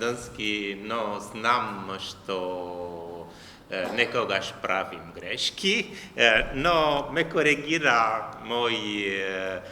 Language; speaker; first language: Macedonian; non-native, learner; Romanian